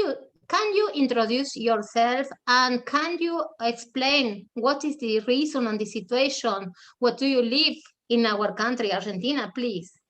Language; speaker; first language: English; non-native, learner; German